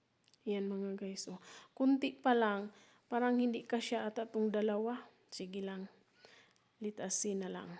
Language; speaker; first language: Filipino; native; Filipino